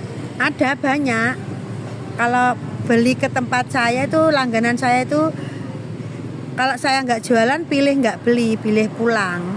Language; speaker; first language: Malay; non-native, local second language; Javanese